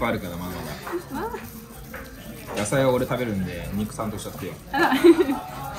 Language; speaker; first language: Japanese; native; Japanese